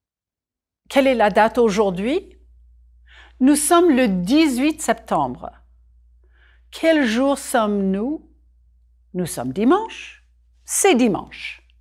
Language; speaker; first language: French; non-native, fluent; English